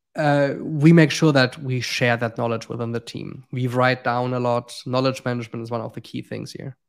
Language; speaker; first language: English; non-native, fluent; German